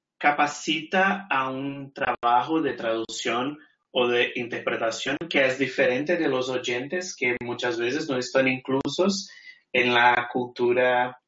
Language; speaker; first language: Spanish; non-native, fluent; Portuguese